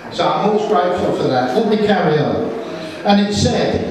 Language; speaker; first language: English; native; English